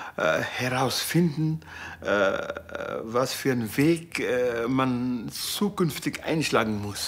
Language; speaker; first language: German; non-native, fluent; Wolof